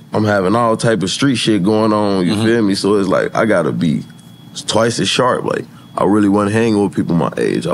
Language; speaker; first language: English; native; English